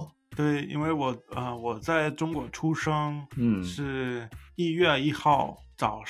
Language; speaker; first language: Chinese; early bilingual, heritage; Chinese